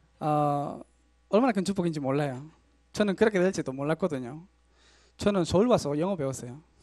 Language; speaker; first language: Korean; non-native, learner; Spanish